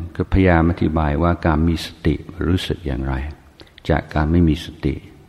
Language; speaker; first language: Thai; non-native, fluent; English